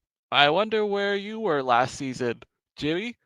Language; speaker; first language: English; native; English